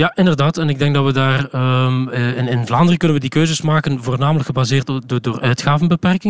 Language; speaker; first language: Dutch; native; Dutch